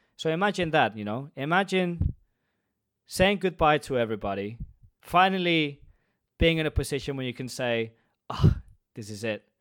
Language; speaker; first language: English; non-native, fluent; Spanish